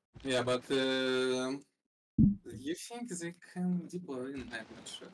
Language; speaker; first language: English; non-native, learner; Russian